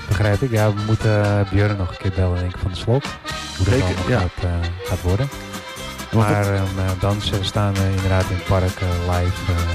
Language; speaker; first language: Dutch; native; Dutch